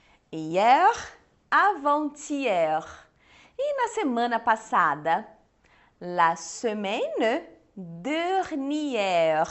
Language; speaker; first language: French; non-native, fluent; Portuguese